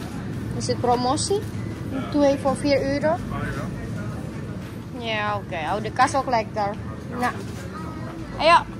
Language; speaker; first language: Dutch; non-native, learner; Indonesian